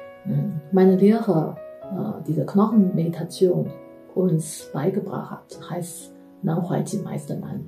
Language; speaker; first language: German; non-native, fluent; Chinese